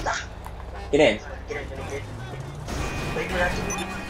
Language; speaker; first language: English; native; English